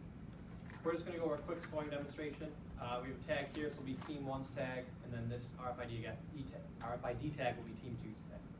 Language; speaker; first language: English; native; English